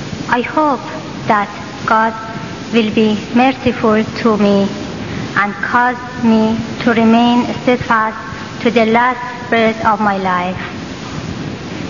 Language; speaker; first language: English; non-native, fluent; Persian